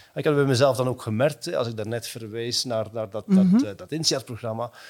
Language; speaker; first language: Dutch; native; Dutch